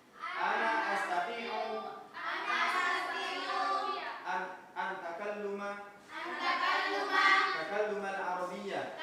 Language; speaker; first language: Arabic; non-native, fluent; Indonesian